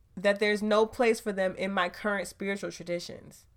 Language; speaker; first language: English; native; English